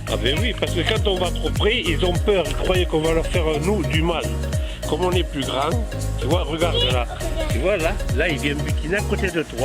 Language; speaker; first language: French; native; French